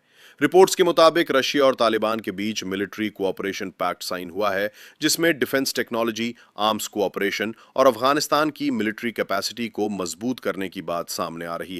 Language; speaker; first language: Hindi; native; Hindi